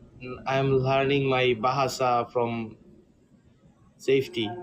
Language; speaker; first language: English; non-native, learner; Bangla